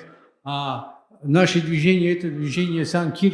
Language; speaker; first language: Russian; non-native, learner; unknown